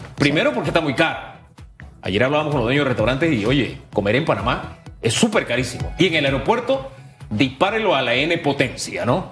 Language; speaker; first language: Spanish; native; Spanish